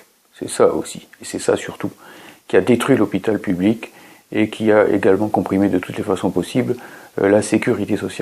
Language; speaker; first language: French; native; French